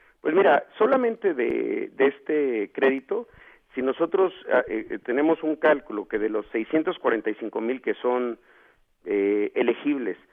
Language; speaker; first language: Spanish; native; Spanish